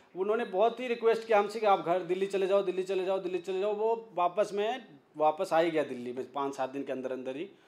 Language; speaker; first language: Hindi; native; Hindi